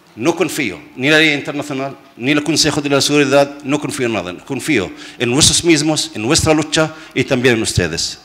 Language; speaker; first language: Spanish; non-native, fluent; Arabic